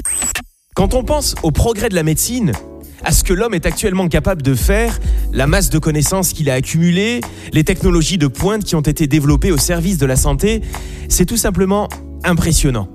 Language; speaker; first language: French; native; French